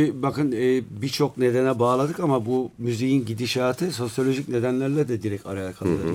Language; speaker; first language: Turkish; native; Turkish